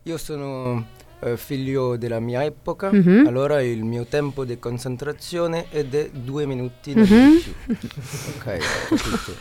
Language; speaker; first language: Italian; non-native, learner; French